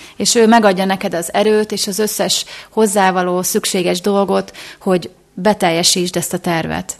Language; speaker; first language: Hungarian; native; Hungarian